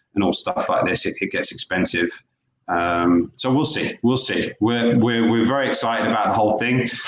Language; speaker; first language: English; native; English